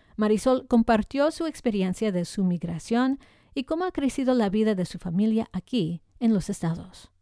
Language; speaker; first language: Spanish; non-native, fluent; English